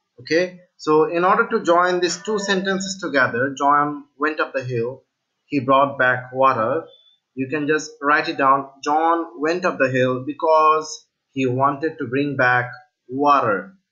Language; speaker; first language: English; non-native, local second language; Bangla